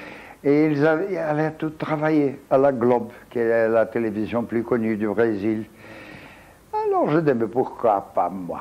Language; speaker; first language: French; non-native, fluent; Portuguese